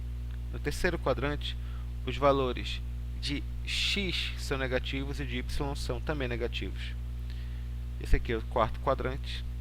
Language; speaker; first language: Portuguese; native; Portuguese